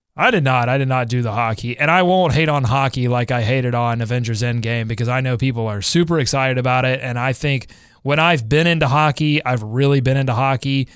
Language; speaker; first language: English; native; English